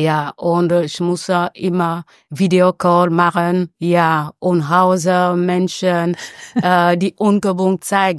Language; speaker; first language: German; non-native, learner; French